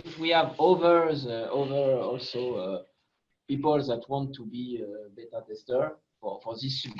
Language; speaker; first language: English; non-native, fluent; French